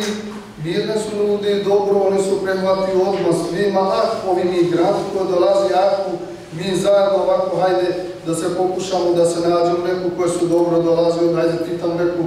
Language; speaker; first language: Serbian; non-native, learner; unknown